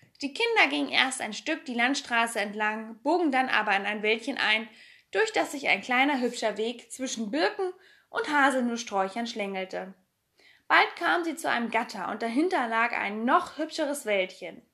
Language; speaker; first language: German; native; German